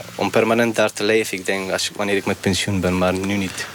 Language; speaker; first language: Dutch; early bilingual, other home language; Persian